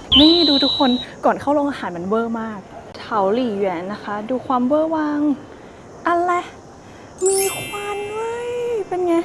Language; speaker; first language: Thai; native; Thai